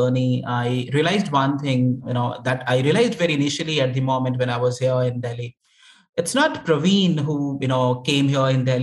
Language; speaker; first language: English; non-native, local second language; Hindi